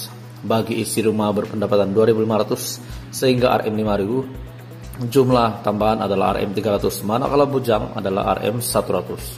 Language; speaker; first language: Malay; native; Malay